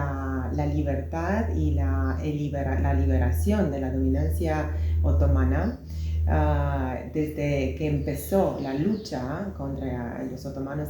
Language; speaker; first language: Spanish; non-native, fluent; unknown